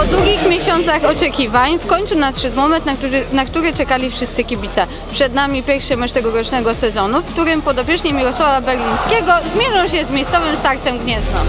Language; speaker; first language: Polish; native; Polish